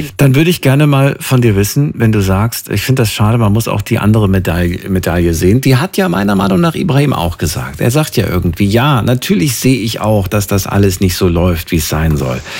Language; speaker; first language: German; native; German